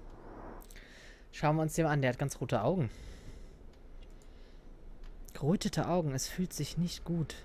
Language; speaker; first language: German; native; German